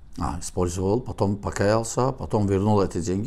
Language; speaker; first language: Russian; non-native, learner; Azerbaijani